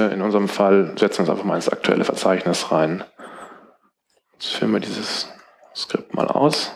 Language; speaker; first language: German; native; German